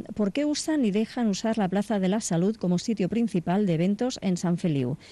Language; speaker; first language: Spanish; non-native, local second language; Catalan